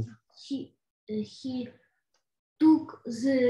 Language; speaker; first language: English; non-native, learner; Russian